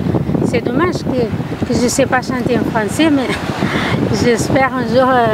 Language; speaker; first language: French; non-native, learner; Kabuverdianu